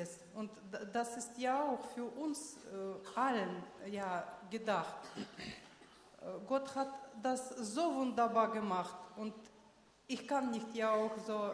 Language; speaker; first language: German; non-native, learner; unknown